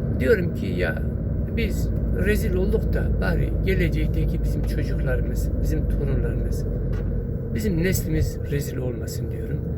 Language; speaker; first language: Turkish; non-native, local second language; Kurdish